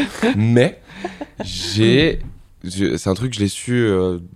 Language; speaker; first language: French; native; French